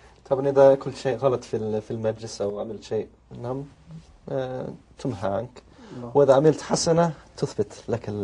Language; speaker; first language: Arabic; non-native, fluent; English